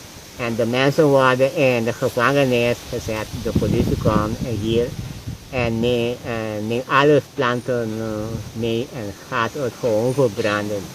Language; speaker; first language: Dutch; non-native, local second language; Papiamento